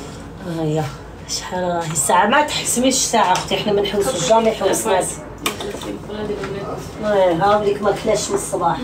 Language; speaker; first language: Arabic; native; Arabic